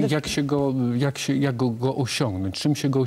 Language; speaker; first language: Polish; native; Polish